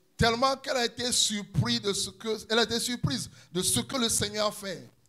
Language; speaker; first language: French; non-native, local second language; Ewe